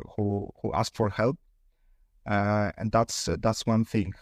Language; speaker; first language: English; non-native, fluent; Polish